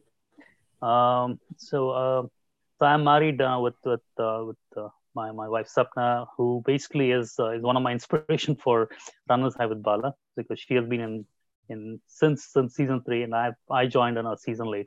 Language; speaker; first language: English; non-native, local second language; Kannada